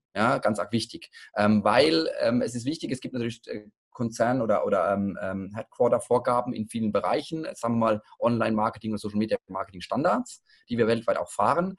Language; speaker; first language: German; native; German